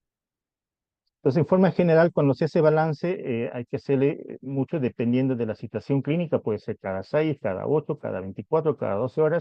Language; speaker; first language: Spanish; native; Spanish